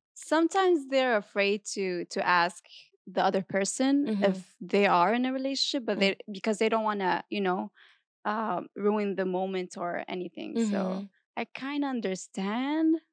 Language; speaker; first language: English; non-native, fluent; Arabic